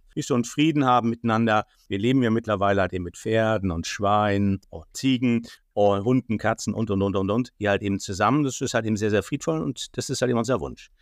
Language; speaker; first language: German; native; German